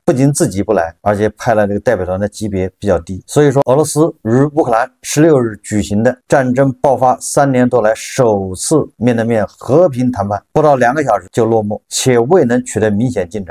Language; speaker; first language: Chinese; native; Chinese